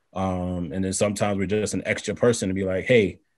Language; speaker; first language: English; native; English